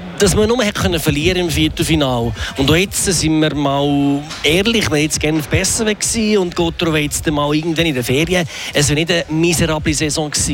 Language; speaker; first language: German; native; German